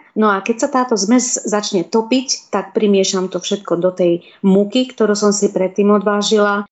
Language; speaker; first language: Slovak; native; Slovak